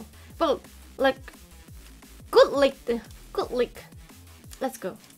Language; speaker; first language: English; non-native, learner; Korean